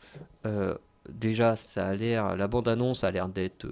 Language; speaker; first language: French; native; French